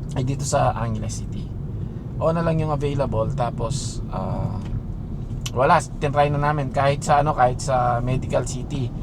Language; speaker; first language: Filipino; native; Filipino